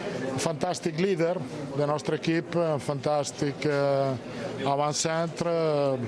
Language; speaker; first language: French; non-native, learner; Italian